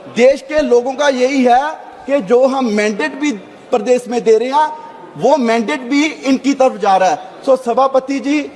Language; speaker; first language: Hindi; non-native, local second language; Punjabi